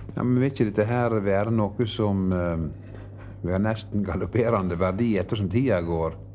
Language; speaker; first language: Norwegian; native; Norwegian